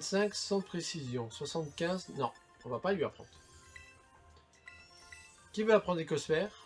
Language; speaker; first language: French; native; French